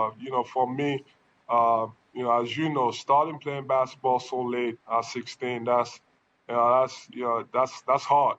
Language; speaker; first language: English; non-native, local second language; French